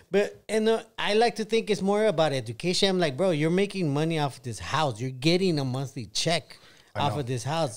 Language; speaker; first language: English; native; English